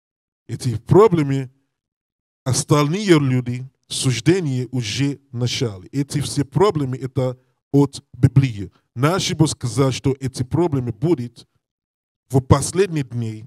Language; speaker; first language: Russian; non-native, learner; English